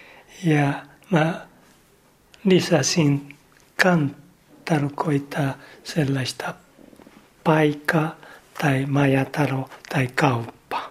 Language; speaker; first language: Finnish; non-native, learner; Japanese